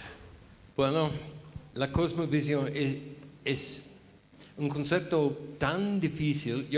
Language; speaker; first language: Spanish; non-native, fluent; English